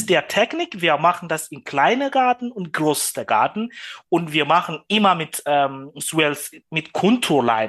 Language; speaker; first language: German; non-native, learner; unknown